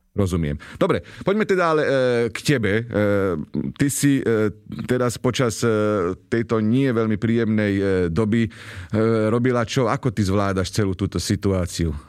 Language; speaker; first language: Slovak; native; Slovak